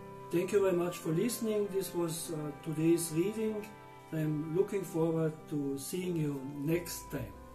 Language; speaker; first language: English; non-native, fluent; German